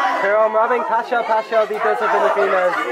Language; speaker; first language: Filipino; non-native, learner; English